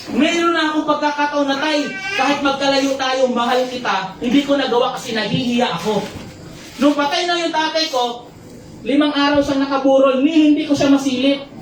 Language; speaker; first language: Filipino; non-native, local second language; Cebuano